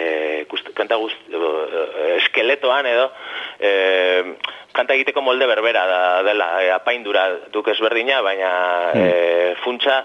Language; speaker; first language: Basque; native; Basque